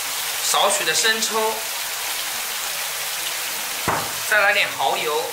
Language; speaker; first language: Chinese; native; Chinese